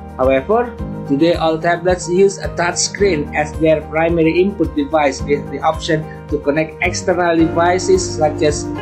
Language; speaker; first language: English; non-native, fluent; Indonesian